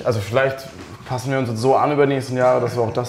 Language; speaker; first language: German; native; German